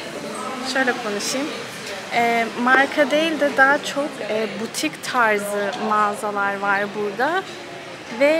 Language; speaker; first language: Turkish; early bilingual, heritage; Turkish